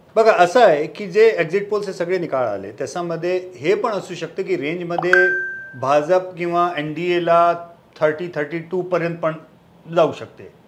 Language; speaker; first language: Marathi; early bilingual, heritage; Marathi